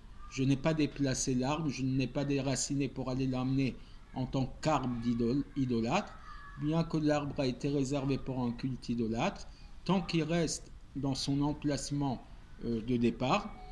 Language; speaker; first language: French; native; French